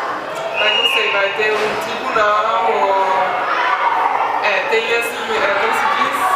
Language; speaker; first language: Portuguese; non-native, fluent; Swiss German